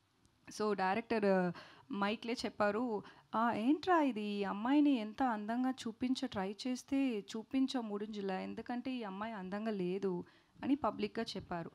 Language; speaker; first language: Telugu; non-native, learner; Tamil